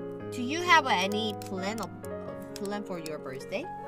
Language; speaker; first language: English; non-native, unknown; Korean